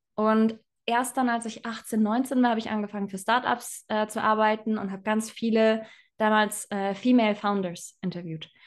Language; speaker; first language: German; native; German